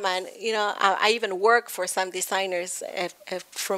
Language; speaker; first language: English; non-native, fluent; Spanish